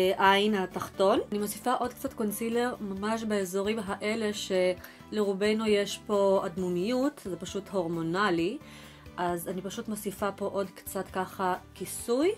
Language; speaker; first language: Hebrew; early bilingual, other home language; Russian